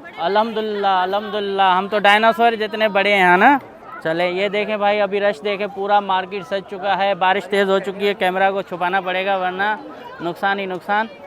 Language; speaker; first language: Urdu; non-native, local second language; Sindhi